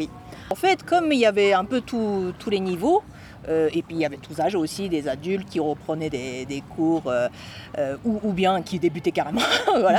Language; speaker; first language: French; non-native, fluent; Japanese